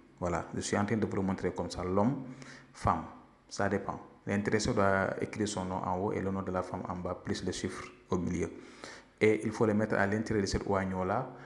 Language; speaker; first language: French; non-native, local second language; Wolof